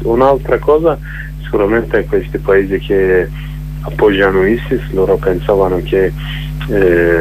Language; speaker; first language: Italian; non-native, learner; Kurdish